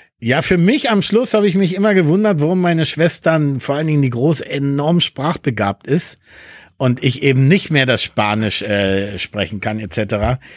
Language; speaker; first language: German; early bilingual, other home language; Spanish